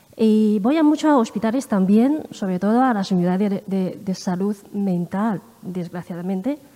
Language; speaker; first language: Spanish; early bilingual, other home language; Chinese